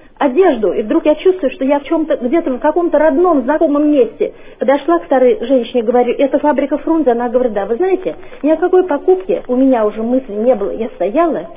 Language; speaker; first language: Russian; native; Russian